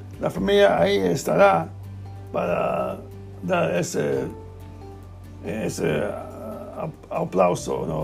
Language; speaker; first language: Spanish; non-native, learner; English